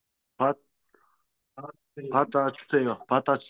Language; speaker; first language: Korean; non-native, learner; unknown